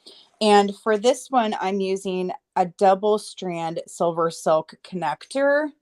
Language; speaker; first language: English; native; English